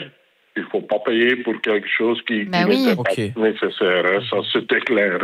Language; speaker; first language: French; non-native, local second language; Dutch